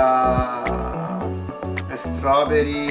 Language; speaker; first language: English; non-native, learner; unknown